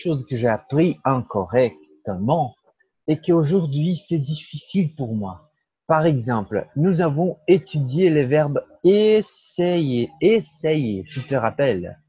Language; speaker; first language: French; non-native, fluent; Portuguese